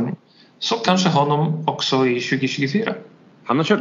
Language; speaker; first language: Swedish; non-native, learner; Polish